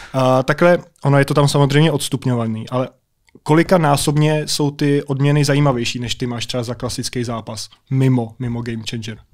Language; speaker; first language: Czech; native; Czech